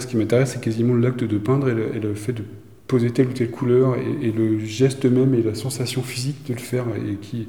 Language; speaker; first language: French; native; French